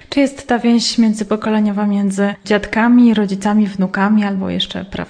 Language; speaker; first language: Polish; native; Polish